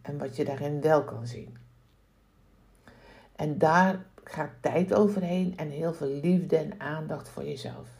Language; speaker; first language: Dutch; native; Dutch